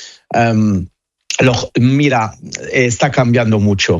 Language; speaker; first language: Spanish; non-native, fluent; Italian